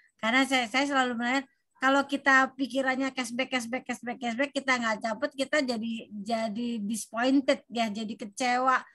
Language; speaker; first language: Indonesian; native; Indonesian